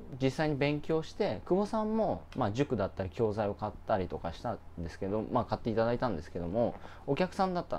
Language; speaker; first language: Japanese; native; Japanese